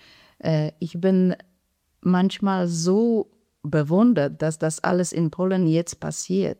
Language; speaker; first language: German; non-native, fluent; Polish